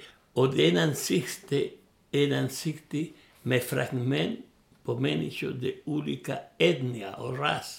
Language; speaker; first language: Swedish; non-native, learner; Spanish